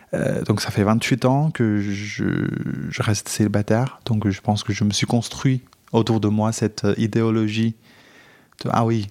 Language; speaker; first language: French; non-native, fluent; Chinese